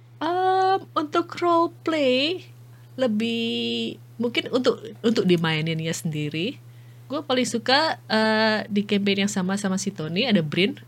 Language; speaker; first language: Indonesian; native; Indonesian